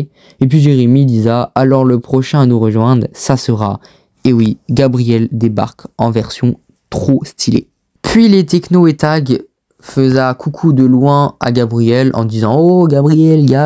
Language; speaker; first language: French; native; French